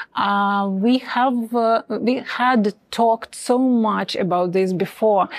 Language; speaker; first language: English; non-native, fluent; Ukrainian